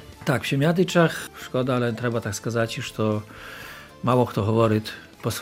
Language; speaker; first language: Polish; non-native, local second language; Ukrainian